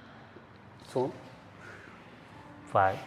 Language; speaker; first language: Vietnamese; non-native, learner; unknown